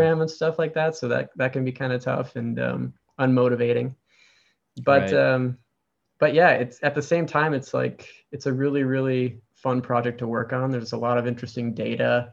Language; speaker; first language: English; native; English